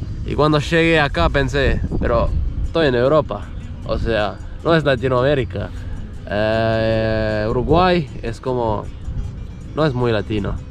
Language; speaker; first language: Spanish; non-native, fluent; Estonian